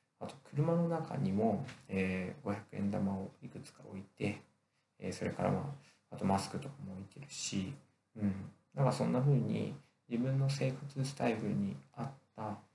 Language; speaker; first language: Japanese; native; Japanese